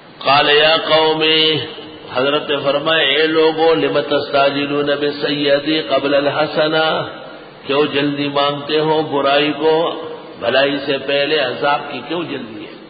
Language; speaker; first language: Urdu; native; Urdu